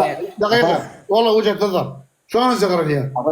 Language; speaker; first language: Arabic; native; Arabic